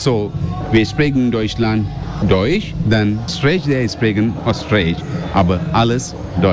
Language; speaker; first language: German; non-native, learner; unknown